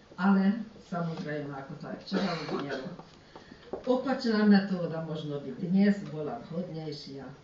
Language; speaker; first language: Slovak; early bilingual, heritage; Slovak